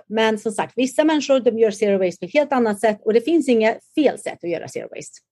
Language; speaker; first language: Swedish; native; Swedish